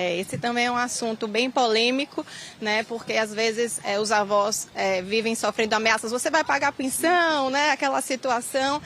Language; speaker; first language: Portuguese; native; Portuguese